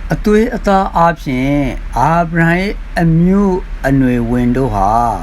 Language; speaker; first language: Burmese; non-native, local second language; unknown